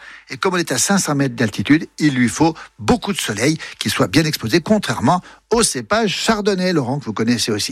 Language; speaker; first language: French; native; French